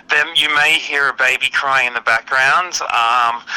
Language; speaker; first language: English; native; English